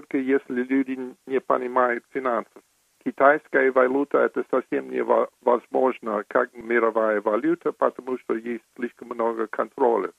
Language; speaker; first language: Russian; non-native, fluent; English